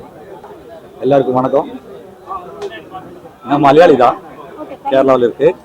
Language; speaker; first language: Tamil; non-native, learner; Malayalam